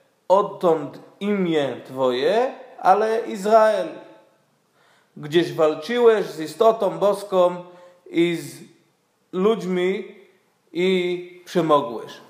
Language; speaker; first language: Polish; non-native, fluent; Hebrew